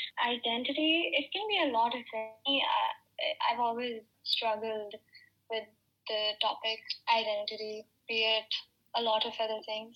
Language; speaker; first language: English; non-native, local second language; Urdu